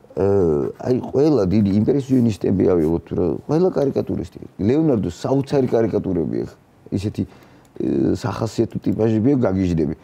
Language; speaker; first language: Georgian; native; Georgian